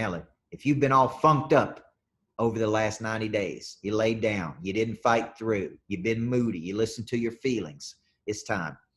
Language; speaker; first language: English; native; English